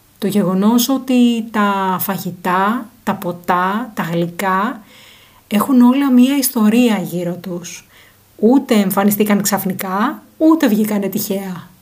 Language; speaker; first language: Greek; native; Greek